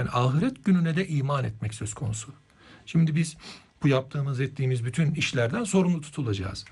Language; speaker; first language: Turkish; native; Turkish